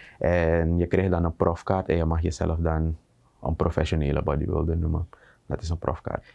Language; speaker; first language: Dutch; native; Dutch